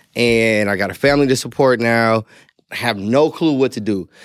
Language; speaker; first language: English; native; English